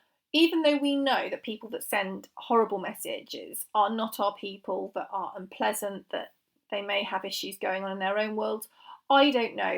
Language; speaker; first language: English; native; English